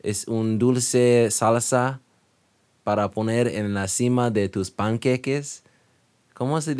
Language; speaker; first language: Spanish; non-native, learner; English